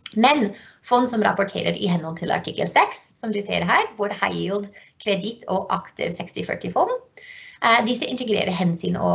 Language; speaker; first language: Norwegian; non-native, fluent; English